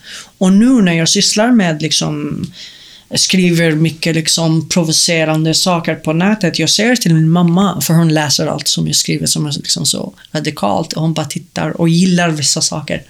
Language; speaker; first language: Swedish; non-native, fluent; Arabic